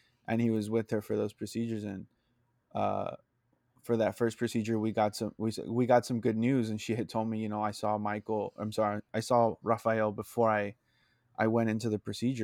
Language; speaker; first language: English; early bilingual, other home language; Spanish